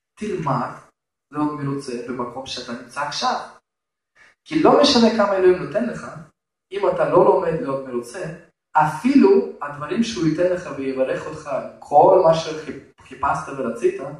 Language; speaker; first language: Hebrew; non-native, fluent; Russian